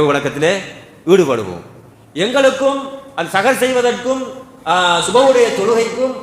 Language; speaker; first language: Tamil; native; Tamil